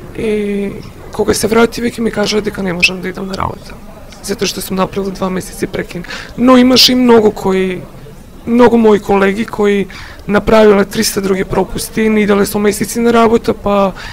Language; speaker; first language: Macedonian; native; Macedonian